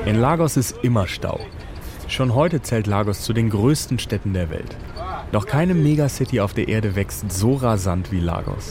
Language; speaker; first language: German; native; German